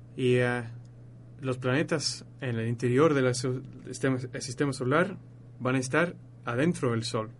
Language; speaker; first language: Spanish; non-native, fluent; English